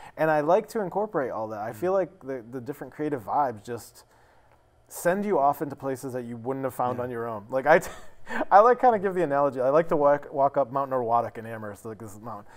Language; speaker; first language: English; native; English